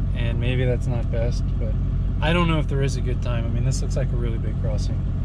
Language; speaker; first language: English; native; English